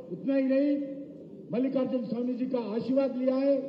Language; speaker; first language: Hindi; non-native, local second language; Telugu